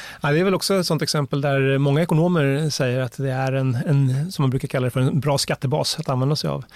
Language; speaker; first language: Swedish; native; Swedish